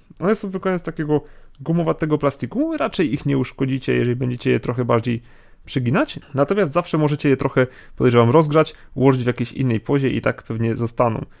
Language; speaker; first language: Polish; native; Polish